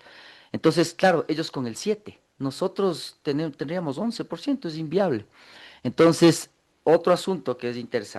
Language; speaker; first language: Spanish; native; Spanish